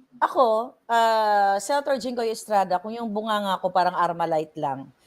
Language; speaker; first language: Filipino; native; Filipino